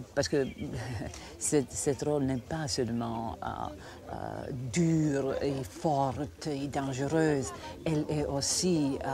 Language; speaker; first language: French; non-native, fluent; Croatian